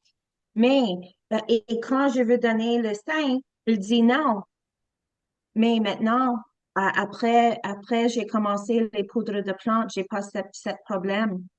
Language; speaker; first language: French; non-native, learner; English